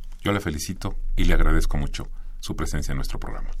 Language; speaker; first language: Spanish; native; Spanish